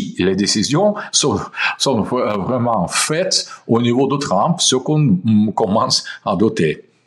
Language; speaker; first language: French; non-native, fluent; Russian